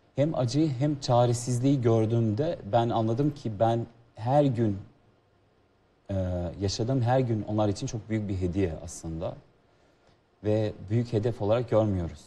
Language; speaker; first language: Turkish; non-native, fluent; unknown